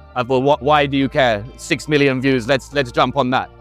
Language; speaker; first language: Polish; non-native, learner; English